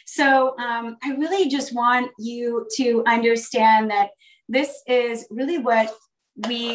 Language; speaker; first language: English; native; English